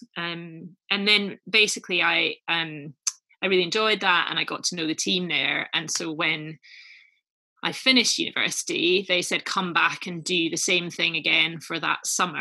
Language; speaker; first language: English; native; English